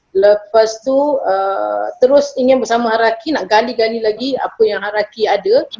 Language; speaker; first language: Malay; native; Malay